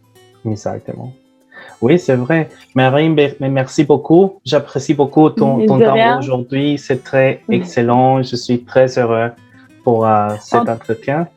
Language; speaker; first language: French; non-native, fluent; Spanish